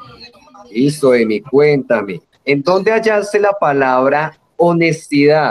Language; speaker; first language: Spanish; native; Spanish